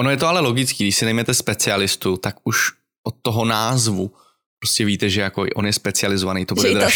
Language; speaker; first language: Czech; native; Czech